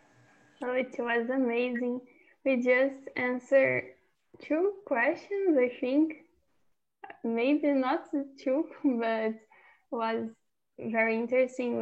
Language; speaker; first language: English; non-native, learner; Portuguese